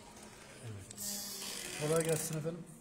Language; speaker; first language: Turkish; native; Turkish